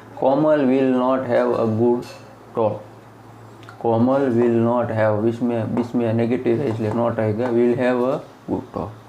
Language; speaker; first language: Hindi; non-native, local second language; Gujarati